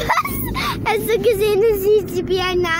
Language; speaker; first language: German; early bilingual, other home language; Vietnamese